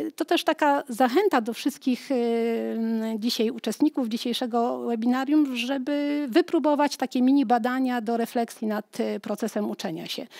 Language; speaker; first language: Polish; native; Polish